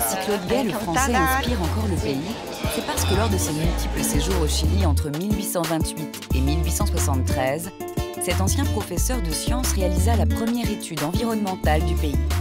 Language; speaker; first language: French; native; French